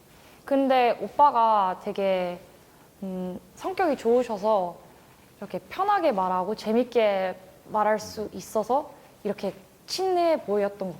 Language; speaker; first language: Korean; early bilingual, heritage; Korean